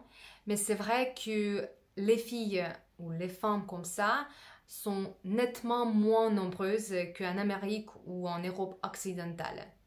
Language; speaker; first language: French; non-native, fluent; Russian